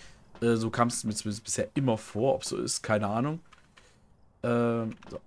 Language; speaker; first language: German; native; German